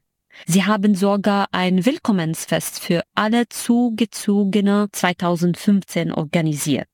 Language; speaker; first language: German; non-native, fluent; Arabic